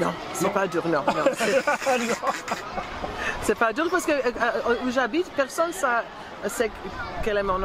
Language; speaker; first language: French; non-native, learner; Portuguese